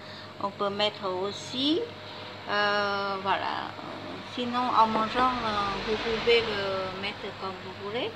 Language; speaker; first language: French; non-native, fluent; Vietnamese